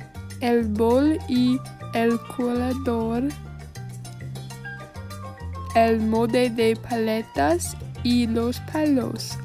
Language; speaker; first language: Spanish; non-native, learner; English